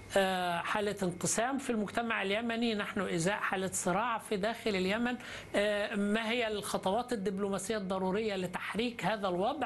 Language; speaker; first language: Arabic; native; Arabic